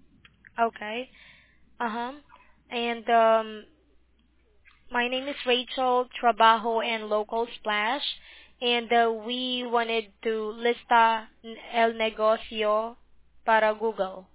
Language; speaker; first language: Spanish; non-native, learner; English